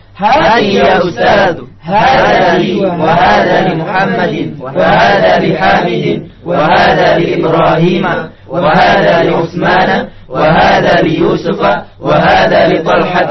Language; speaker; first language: Arabic; non-native, learner; Indonesian